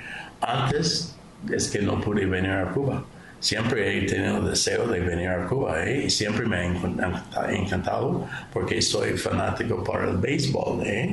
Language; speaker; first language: Spanish; non-native, fluent; English